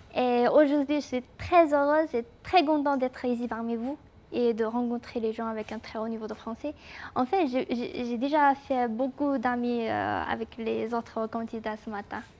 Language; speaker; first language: French; non-native, fluent; Chinese